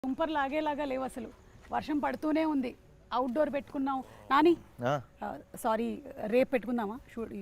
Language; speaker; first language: Telugu; native; Telugu